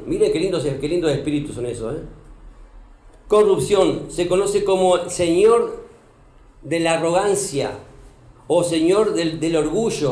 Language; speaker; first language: Spanish; native; Spanish